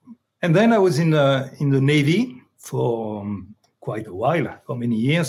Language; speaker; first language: English; non-native, fluent; French